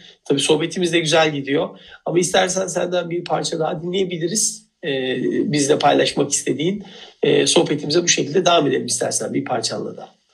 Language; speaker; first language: Turkish; native; Turkish